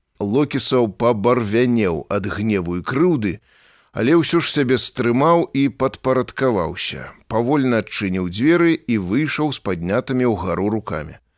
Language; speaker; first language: Belarusian; native; Belarusian